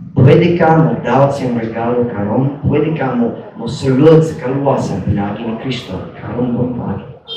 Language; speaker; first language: Cebuano; non-native, fluent; English